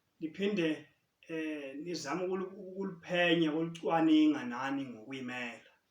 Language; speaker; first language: Zulu; native; Zulu